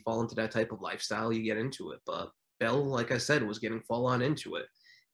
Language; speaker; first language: English; native; English